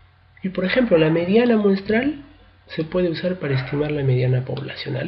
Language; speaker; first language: Spanish; native; Spanish